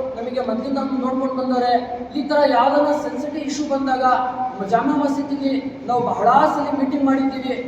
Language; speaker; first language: Kannada; native; Kannada